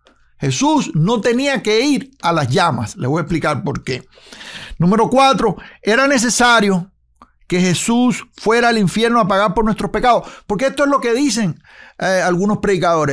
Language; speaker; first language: Spanish; native; Spanish